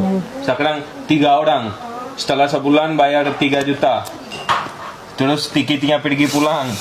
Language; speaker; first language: Indonesian; non-native, fluent; Urdu